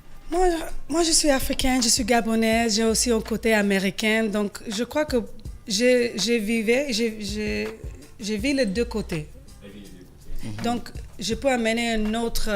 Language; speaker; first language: French; early bilingual, heritage; French